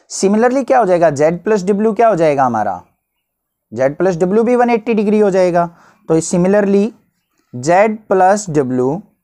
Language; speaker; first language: Hindi; native; Hindi